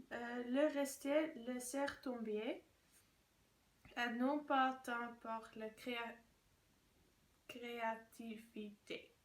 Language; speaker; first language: French; non-native, learner; Dutch